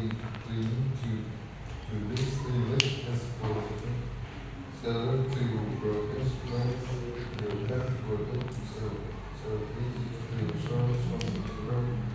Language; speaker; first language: English; non-native, learner; Indonesian